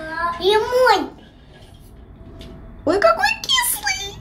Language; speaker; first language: Russian; early bilingual, heritage; Russian